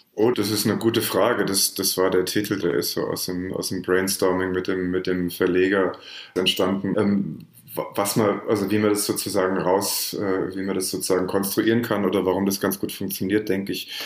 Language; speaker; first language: German; native; German